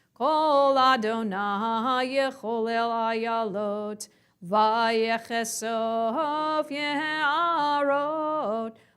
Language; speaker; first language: English; native; English